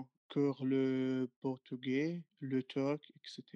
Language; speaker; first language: French; non-native, learner; Arabic